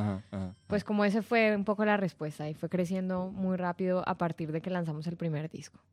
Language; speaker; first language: Spanish; native; Spanish